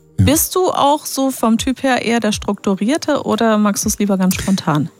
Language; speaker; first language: German; native; German